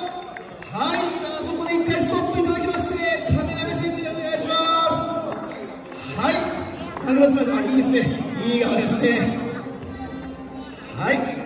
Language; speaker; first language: Japanese; native; Japanese